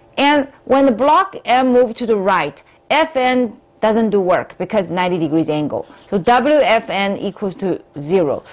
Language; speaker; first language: English; non-native, fluent; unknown